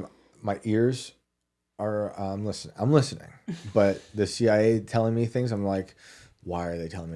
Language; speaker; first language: English; native; English